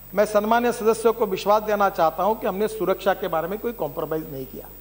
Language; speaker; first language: Hindi; non-native, local second language; Marathi